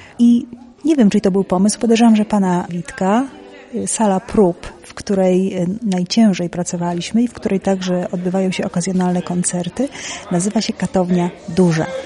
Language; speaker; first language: Polish; native; Polish